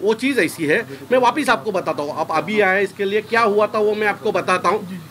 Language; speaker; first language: Hindi; non-native, local second language; Marathi